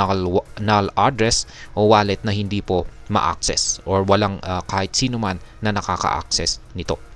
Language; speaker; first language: Filipino; native; Filipino